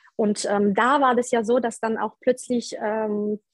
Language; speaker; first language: German; early bilingual, other home language; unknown